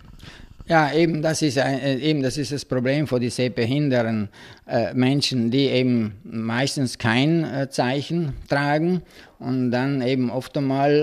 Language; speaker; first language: German; non-native, local second language; Italian